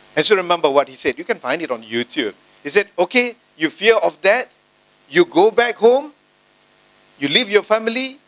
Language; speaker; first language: English; non-native, local second language; Malay